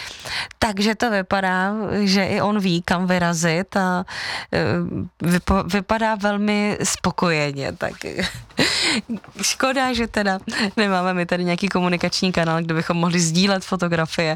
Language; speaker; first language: Czech; native; Czech